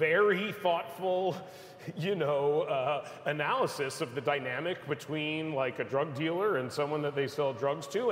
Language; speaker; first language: English; native; English